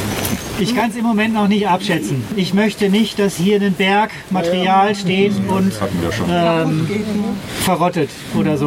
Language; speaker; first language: German; native; German